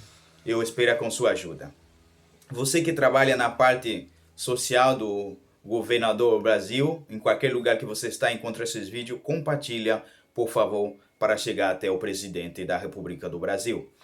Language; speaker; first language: Portuguese; non-native, learner; Haitian Creole